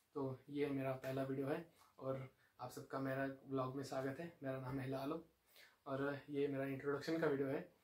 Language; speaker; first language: Hindi; non-native, local second language; Marathi